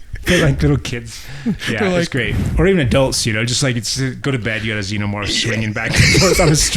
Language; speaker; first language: English; native; English